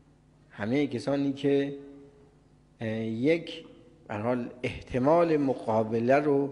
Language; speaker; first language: Persian; native; Persian